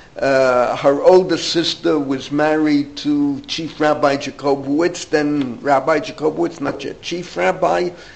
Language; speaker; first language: English; native; English